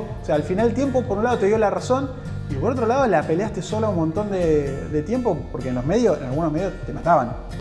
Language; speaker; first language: Spanish; native; Spanish